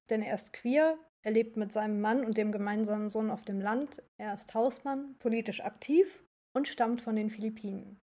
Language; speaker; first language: German; native; German